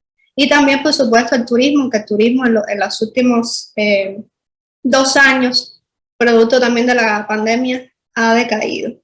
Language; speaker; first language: Spanish; native; Spanish